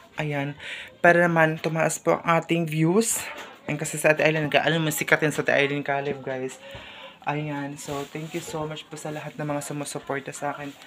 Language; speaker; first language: Filipino; non-native, local second language; Cebuano